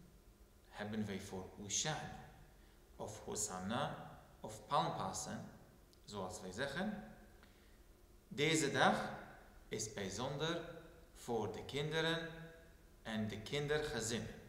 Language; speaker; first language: Dutch; non-native, fluent; Turoyo